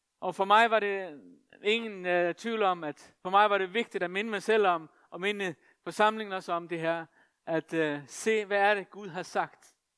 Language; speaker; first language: Danish; non-native, local second language; Faroese